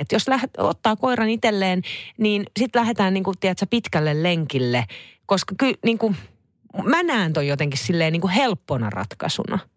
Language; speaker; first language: Finnish; native; Finnish